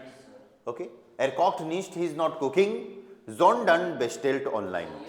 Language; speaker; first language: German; non-native, fluent; Hindi